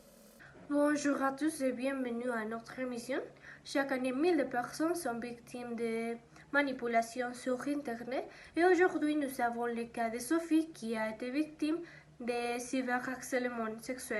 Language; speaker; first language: French; non-native, learner; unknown